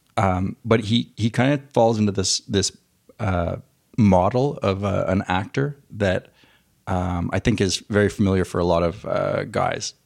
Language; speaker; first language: English; native; English